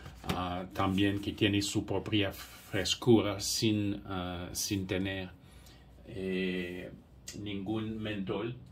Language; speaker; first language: Spanish; non-native, fluent; English